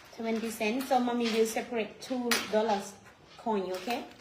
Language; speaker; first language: English; non-native, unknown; Thai